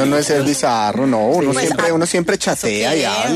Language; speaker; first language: Spanish; native; Spanish